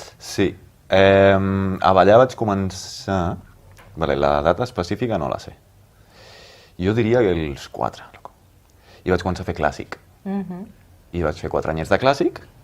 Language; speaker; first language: Catalan; native; Catalan